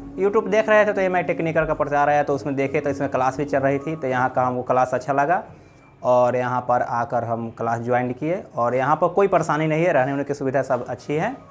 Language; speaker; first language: Hindi; native; Hindi